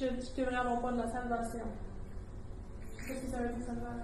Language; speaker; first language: French; native; French